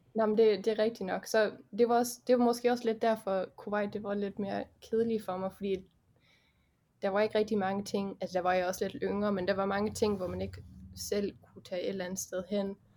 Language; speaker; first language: Danish; early bilingual, heritage; Danish